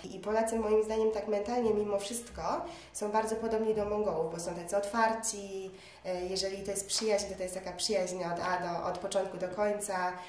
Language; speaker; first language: Polish; early bilingual, other home language; Mongolian